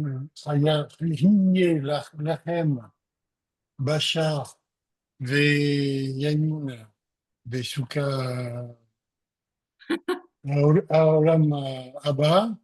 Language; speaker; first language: Hebrew; non-native, learner; French